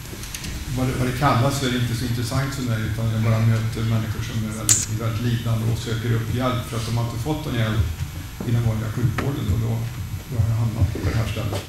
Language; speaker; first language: Swedish; native; Swedish